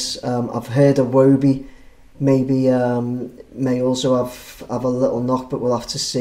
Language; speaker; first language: English; native; English